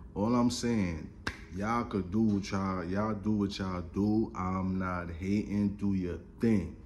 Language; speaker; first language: English; native; English